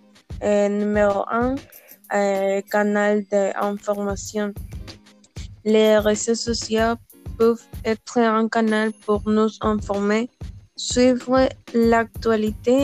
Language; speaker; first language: French; non-native, learner; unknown